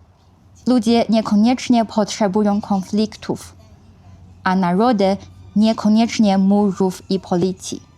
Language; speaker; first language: Polish; non-native, fluent; Chinese